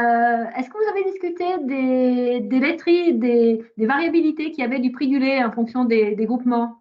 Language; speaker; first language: French; native; French